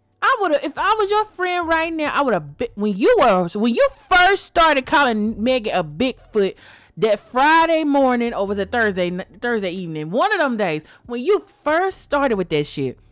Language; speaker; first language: English; native; English